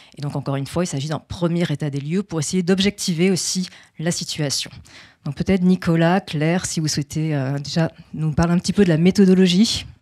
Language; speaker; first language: French; native; French